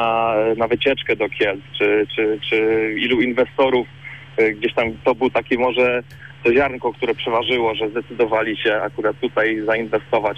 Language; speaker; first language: Polish; native; Polish